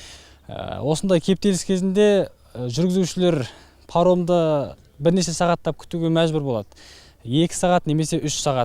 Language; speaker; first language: Kazakh; native; Kazakh